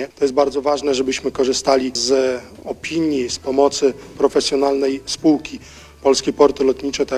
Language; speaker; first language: Polish; native; Polish